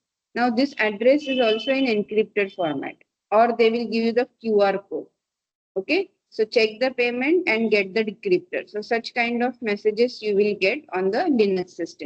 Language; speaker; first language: English; non-native, local second language; Marathi